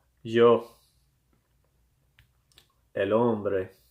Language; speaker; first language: Spanish; non-native, learner; English